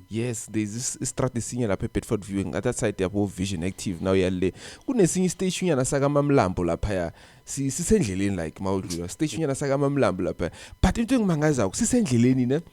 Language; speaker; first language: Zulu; non-native, local second language; South Ndebele